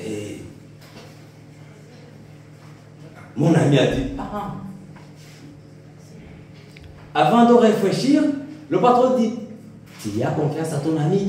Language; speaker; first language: French; non-native, local second language; Rundi